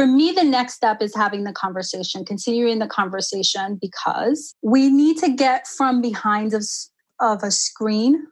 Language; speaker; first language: English; early bilingual, other home language; Spanish